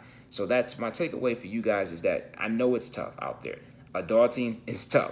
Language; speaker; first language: English; native; English